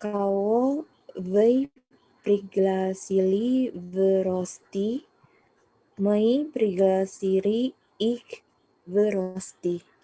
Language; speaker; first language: Russian; non-native, learner; Indonesian